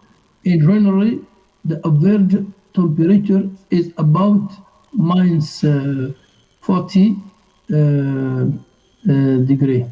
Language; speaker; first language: English; non-native, learner; Arabic